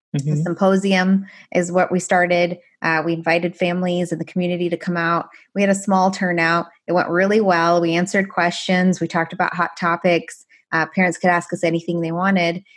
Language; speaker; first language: English; non-native, fluent; Persian